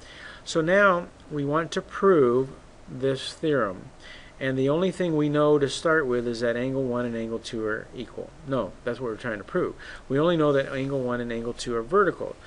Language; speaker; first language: English; native; English